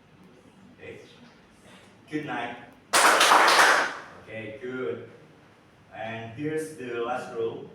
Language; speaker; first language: English; non-native, learner; Indonesian